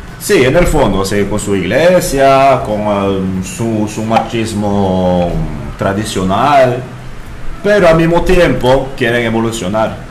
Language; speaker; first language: Spanish; non-native, fluent; French